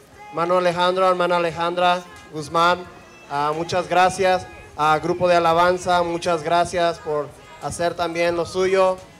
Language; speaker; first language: Spanish; native; Spanish